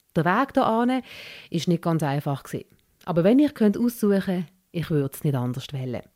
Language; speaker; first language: German; early bilingual, other home language; Malayalam